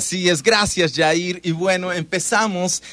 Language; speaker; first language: Spanish; native; Spanish